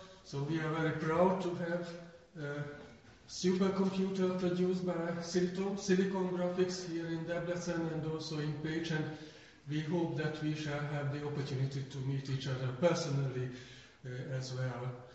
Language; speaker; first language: English; non-native, fluent; Hungarian